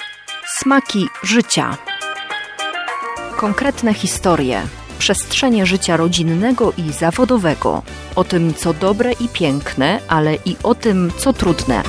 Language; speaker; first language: Polish; native; Polish